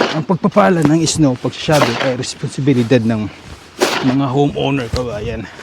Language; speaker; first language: Filipino; native; Filipino